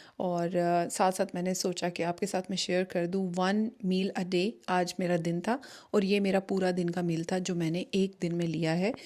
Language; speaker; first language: Urdu; native; Urdu